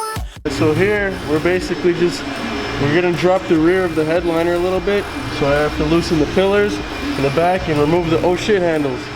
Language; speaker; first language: English; native; English